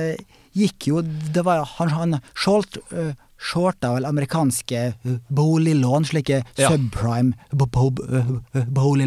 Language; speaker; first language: Norwegian; native; Norwegian